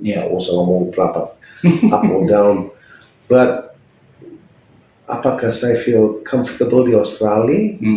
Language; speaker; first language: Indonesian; non-native, fluent; English